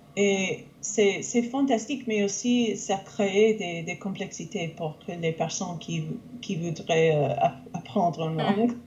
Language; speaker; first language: French; non-native, fluent; English